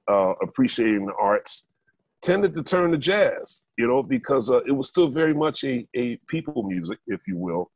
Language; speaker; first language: English; native; English